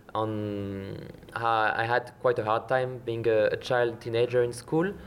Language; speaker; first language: English; non-native, fluent; French